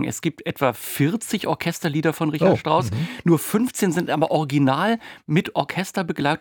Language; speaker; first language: German; native; German